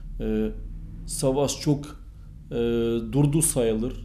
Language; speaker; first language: Turkish; non-native, fluent; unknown